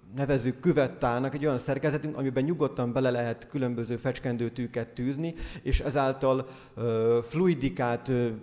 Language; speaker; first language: Hungarian; native; Hungarian